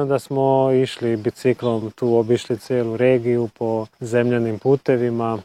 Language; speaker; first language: Serbian; early bilingual, heritage; Croatian